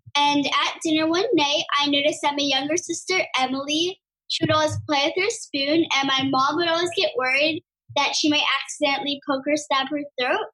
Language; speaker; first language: English; native; English